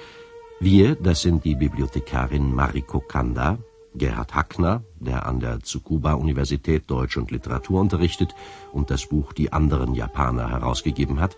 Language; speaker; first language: German; native; German